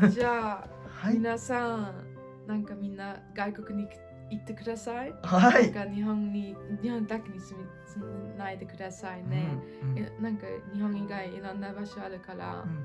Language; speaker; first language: Japanese; non-native, learner; German